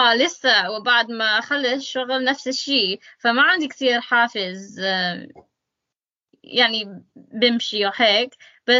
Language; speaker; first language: Arabic; non-native, learner; English